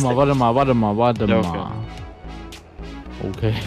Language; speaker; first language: German; native; German